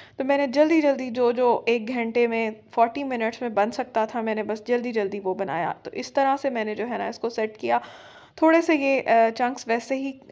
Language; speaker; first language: Urdu; native; Urdu